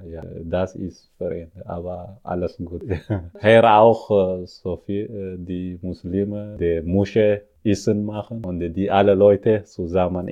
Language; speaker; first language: German; non-native, learner; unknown